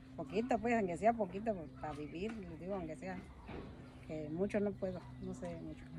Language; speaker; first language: Spanish; non-native, local second language; Mixtepec Mixtec